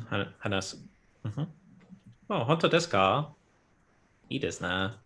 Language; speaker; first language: Japanese; non-native, fluent; English